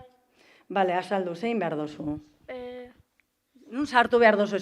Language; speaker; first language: Basque; native; Basque